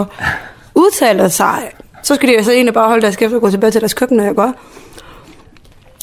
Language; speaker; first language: Danish; early bilingual, other home language; Somali